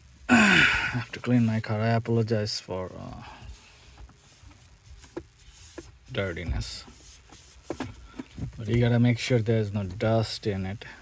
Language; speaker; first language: English; non-native, fluent; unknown